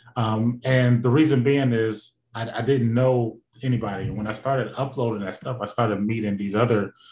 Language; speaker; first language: English; native; English